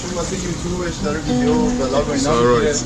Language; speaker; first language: English; non-native, learner; Turkish